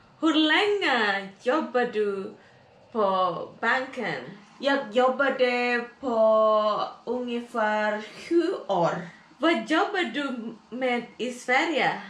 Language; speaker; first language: Swedish; non-native, learner; Indonesian